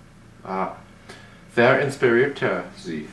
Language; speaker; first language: German; non-native, learner; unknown